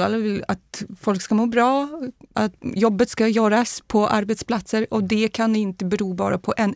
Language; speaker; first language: Swedish; non-native, fluent; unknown